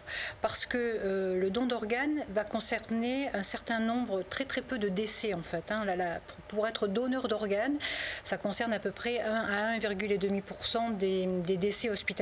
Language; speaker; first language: French; native; French